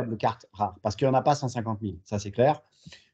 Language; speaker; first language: French; native; French